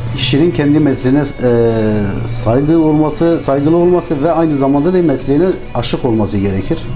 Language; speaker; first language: Turkish; native; Turkish